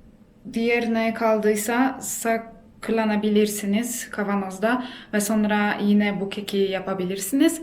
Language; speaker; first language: Turkish; non-native, fluent; Polish